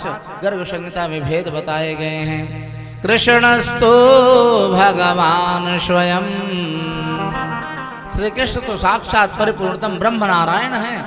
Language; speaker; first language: Hindi; native; Hindi